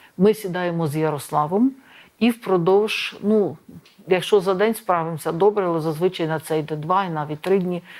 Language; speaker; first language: Ukrainian; native; Ukrainian